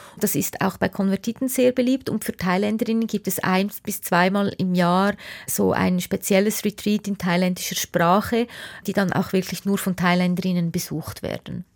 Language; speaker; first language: German; native; German